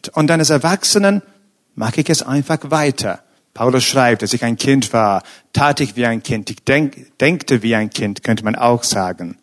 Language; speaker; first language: German; non-native, fluent; English